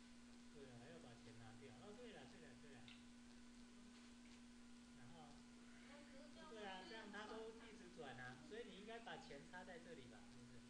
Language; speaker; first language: Chinese; native; Chinese